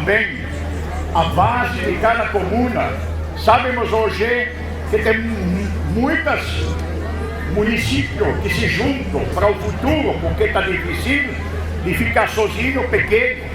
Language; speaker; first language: Portuguese; non-native, fluent; French